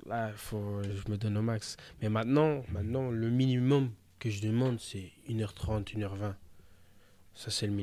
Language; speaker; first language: French; early bilingual, other home language; Portuguese